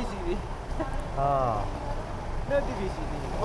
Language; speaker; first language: Italian; non-native, learner; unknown